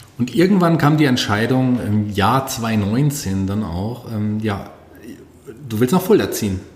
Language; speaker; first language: German; native; German